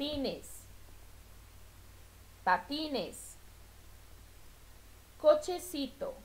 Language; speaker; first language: Spanish; non-native, fluent; Portuguese